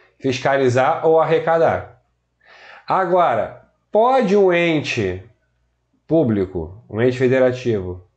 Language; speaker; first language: Portuguese; native; Portuguese